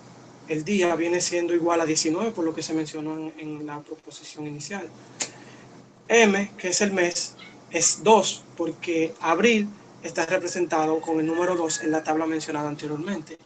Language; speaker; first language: Spanish; native; Spanish